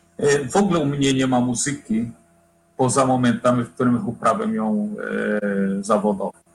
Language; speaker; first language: Polish; non-native, fluent; Portuguese